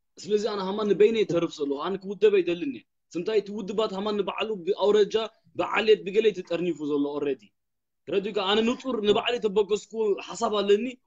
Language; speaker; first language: Tigrinya; early bilingual, heritage; Tigrinya